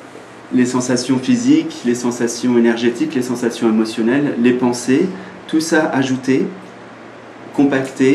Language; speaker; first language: French; native; French